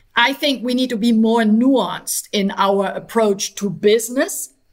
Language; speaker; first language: English; non-native, fluent; German